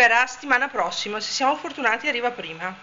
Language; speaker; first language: Italian; native; Italian